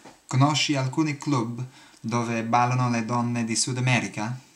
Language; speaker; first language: Italian; non-native, learner; English